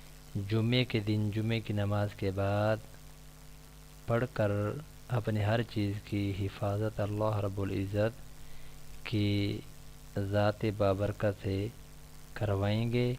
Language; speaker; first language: Urdu; native; Urdu